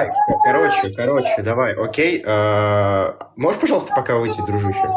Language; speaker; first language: Russian; native; Russian